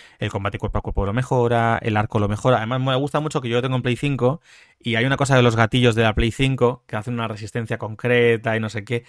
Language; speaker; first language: Spanish; native; Spanish